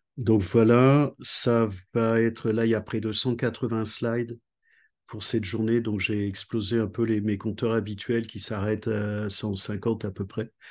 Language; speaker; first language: French; native; French